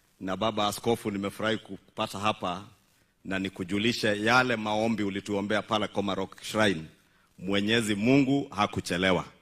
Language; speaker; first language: Swahili; non-native, local second language; Kikuyu